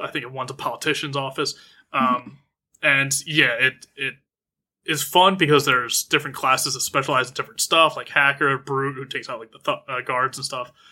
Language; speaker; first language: English; native; English